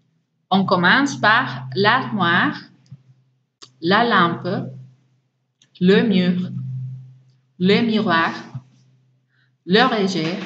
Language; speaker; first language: French; non-native, fluent; Spanish